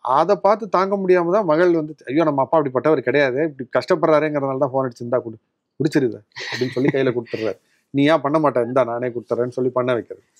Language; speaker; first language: Tamil; native; Tamil